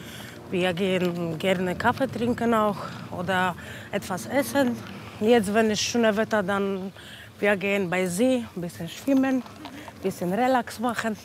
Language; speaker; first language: German; non-native, learner; Polish